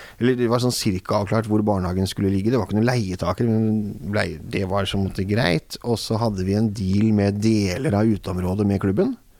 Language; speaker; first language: Norwegian; native; Norwegian